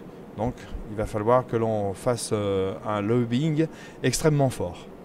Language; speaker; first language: French; native; French